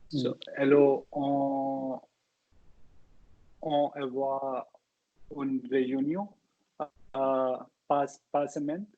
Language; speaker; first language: French; non-native, learner; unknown